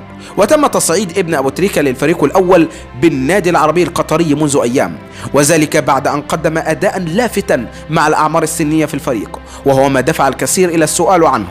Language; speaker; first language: Arabic; native; Arabic